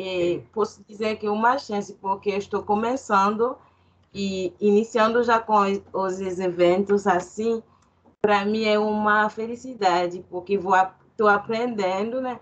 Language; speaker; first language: Portuguese; non-native, fluent; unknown